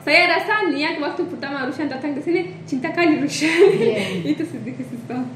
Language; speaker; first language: Indonesian; non-native, learner; Turkish